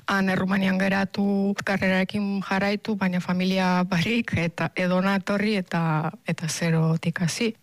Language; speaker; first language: Basque; non-native, fluent; Romanian